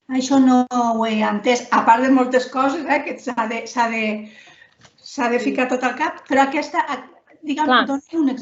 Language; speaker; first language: Catalan; non-native, local second language; Spanish